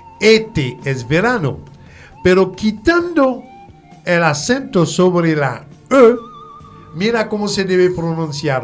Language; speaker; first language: Spanish; non-native, fluent; French